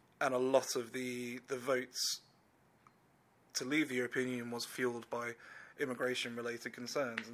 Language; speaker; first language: English; native; English